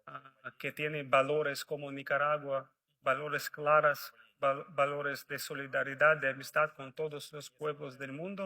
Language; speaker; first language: Spanish; non-native, fluent; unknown